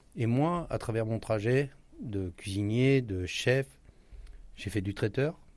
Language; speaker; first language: French; native; French